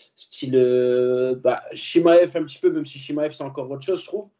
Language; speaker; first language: French; native; French